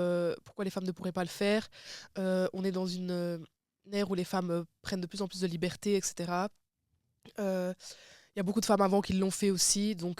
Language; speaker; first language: French; native; French